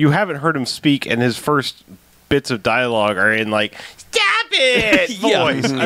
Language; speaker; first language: English; native; English